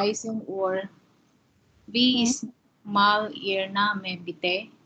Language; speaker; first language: German; non-native, learner; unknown